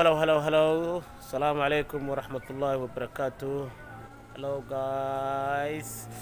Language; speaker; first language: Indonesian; non-native, learner; Somali